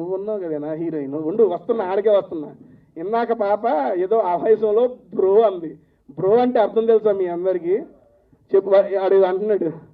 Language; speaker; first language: Telugu; native; Telugu